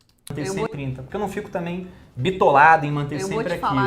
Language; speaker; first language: Portuguese; native; Portuguese